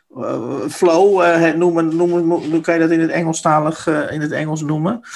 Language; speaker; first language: Dutch; native; Dutch